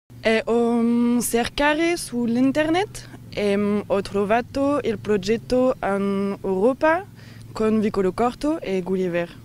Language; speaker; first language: Italian; non-native, learner; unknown